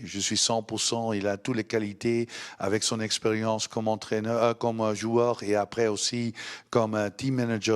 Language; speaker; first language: French; non-native, learner; Dutch